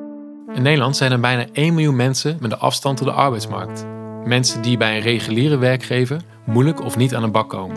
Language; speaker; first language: Dutch; native; Dutch